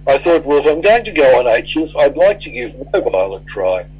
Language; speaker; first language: English; native; English